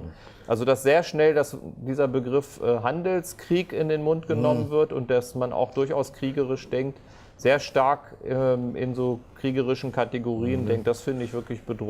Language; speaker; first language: German; native; German